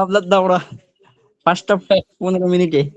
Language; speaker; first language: Arabic; non-native, learner; Bangla